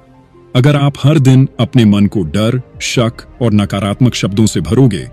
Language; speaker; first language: Hindi; native; Hindi